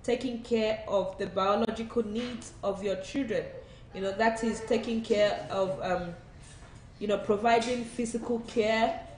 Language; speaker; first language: English; non-native, local second language; Yoruba